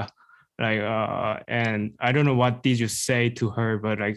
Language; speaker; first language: English; non-native, fluent; Korean